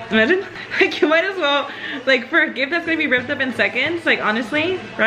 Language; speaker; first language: English; early bilingual, other home language; Spanish